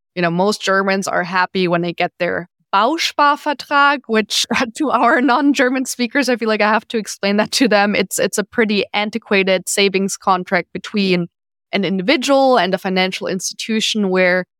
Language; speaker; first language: English; non-native, fluent; German